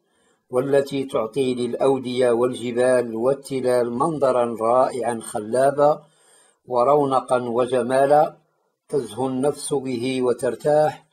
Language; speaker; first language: Arabic; native; Arabic